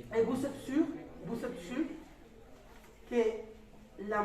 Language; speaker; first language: French; non-native, learner; Spanish